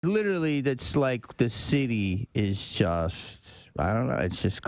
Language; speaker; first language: English; native; English